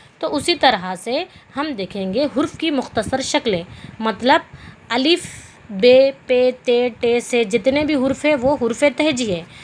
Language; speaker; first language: Urdu; native; Urdu